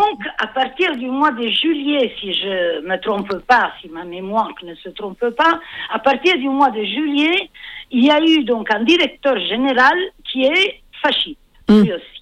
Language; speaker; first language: French; non-native, fluent; Italian